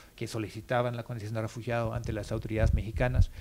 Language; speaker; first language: Spanish; non-native, fluent; English